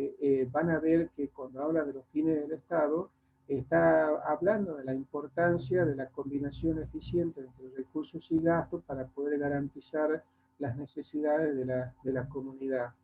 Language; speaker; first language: Spanish; native; Spanish